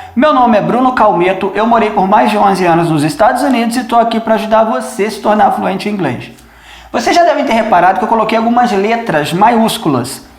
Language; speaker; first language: Portuguese; native; Portuguese